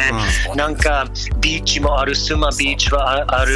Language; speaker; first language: Japanese; non-native, learner; English